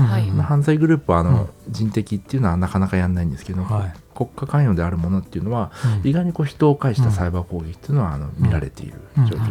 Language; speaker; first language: Japanese; native; Japanese